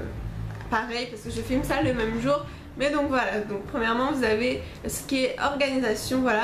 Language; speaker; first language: French; native; French